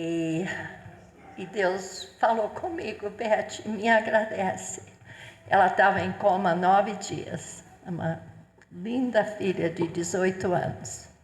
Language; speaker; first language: Portuguese; non-native, fluent; English